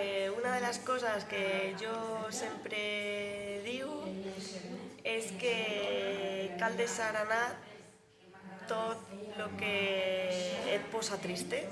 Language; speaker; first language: Catalan; non-native, learner; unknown